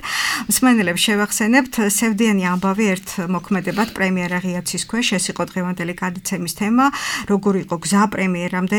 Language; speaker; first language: Georgian; native; Georgian